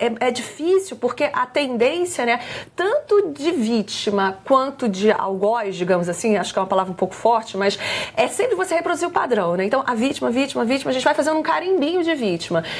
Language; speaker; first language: Portuguese; native; Portuguese